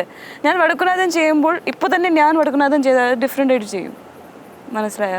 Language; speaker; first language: Malayalam; non-native, fluent; Tamil